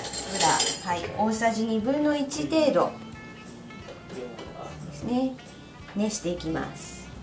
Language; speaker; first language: Japanese; native; Japanese